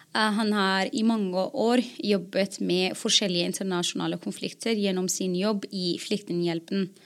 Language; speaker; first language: Norwegian; non-native, fluent; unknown